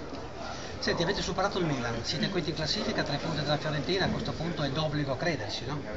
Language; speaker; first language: Italian; native; Italian